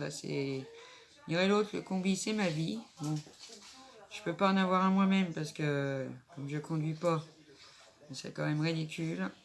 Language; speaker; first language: French; native; French